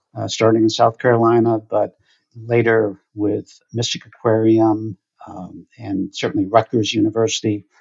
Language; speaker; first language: English; native; English